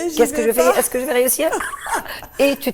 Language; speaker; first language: French; non-native, local second language; Arabic